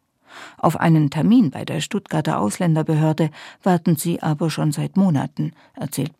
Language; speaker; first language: German; native; German